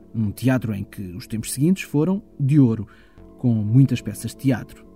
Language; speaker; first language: Portuguese; native; Portuguese